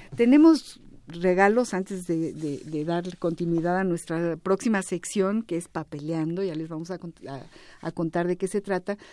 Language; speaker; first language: Spanish; native; Spanish